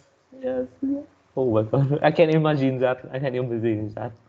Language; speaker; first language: English; non-native, learner; Vietnamese